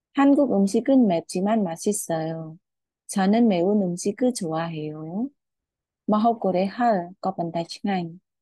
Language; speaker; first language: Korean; non-native, fluent; Khmer